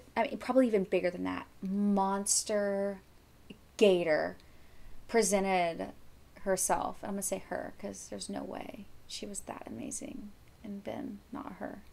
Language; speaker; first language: English; native; English